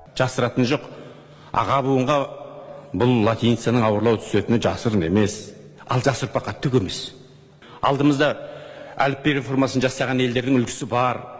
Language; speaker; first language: Kazakh; native; Kazakh